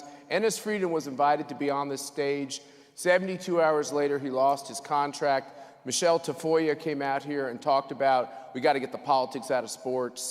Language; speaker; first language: English; native; English